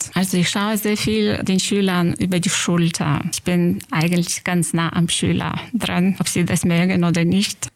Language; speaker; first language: German; non-native, fluent; Lithuanian